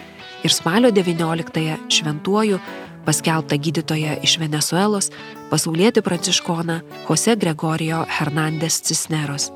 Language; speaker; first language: Lithuanian; native; Lithuanian